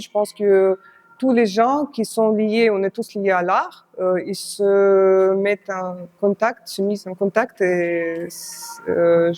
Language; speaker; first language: French; non-native, fluent; Russian